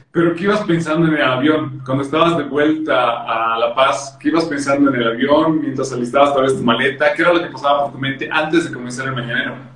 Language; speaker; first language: Spanish; native; Spanish